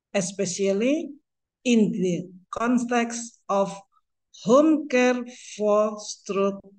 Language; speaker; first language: English; non-native, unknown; Indonesian